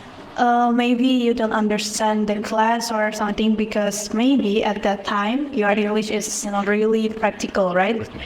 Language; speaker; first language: English; non-native, fluent; Indonesian